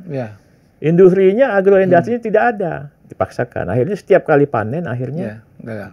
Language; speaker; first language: Indonesian; native; Indonesian